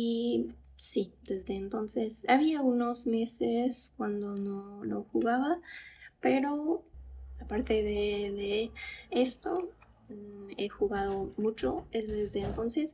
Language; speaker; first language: Spanish; non-native, fluent; English